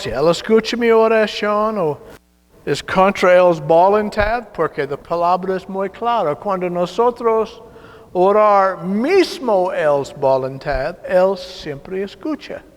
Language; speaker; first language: Spanish; non-native, learner; English